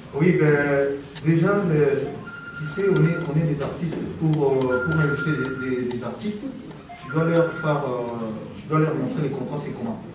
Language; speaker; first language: French; non-native, local second language; Lingala